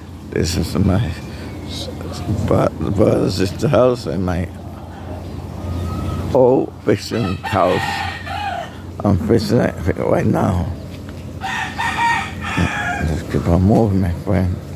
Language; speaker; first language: English; non-native, local second language; Spanish